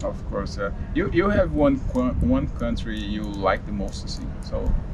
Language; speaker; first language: English; non-native, learner; Portuguese